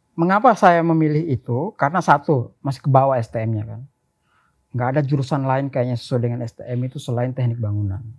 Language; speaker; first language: Indonesian; native; Indonesian